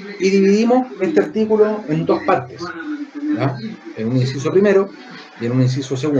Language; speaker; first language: Spanish; native; Spanish